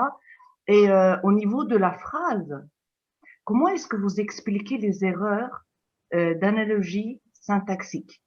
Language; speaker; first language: French; non-native, fluent; Turkish